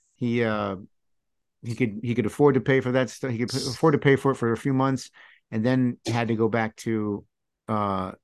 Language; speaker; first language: English; native; English